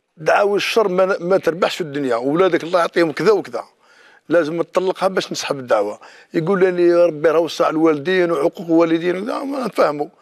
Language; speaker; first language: Arabic; native; Arabic